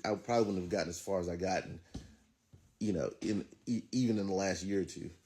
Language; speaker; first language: English; native; English